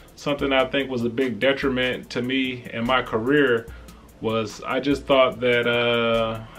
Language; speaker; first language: English; native; English